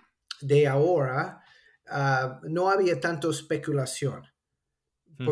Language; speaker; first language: Spanish; non-native, fluent; English